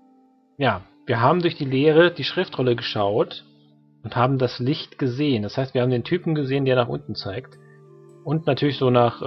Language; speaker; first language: German; native; German